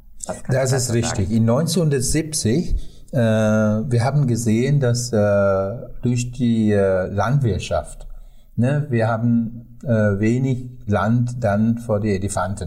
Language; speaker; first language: German; non-native, fluent; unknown